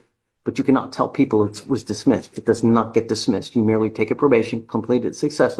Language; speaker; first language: English; native; English